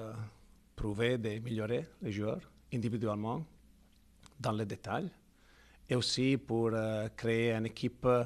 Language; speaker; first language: French; non-native, learner; Italian